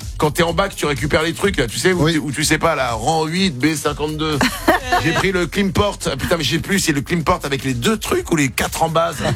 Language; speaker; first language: French; native; French